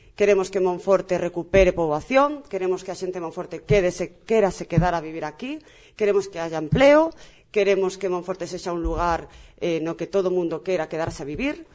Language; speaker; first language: Galician; non-native, local second language; Spanish